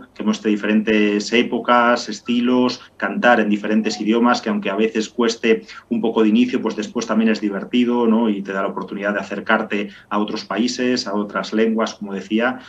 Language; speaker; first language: Spanish; native; Spanish